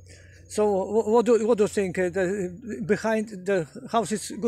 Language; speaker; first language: English; non-native, learner; Polish